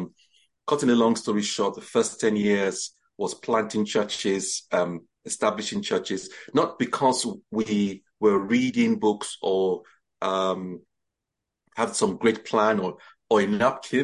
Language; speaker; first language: English; non-native, local second language; Yoruba